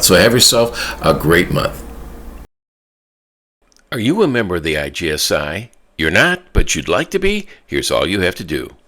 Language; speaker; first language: English; native; English